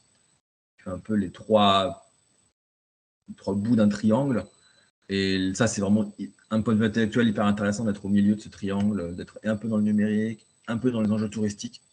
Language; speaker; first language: French; native; French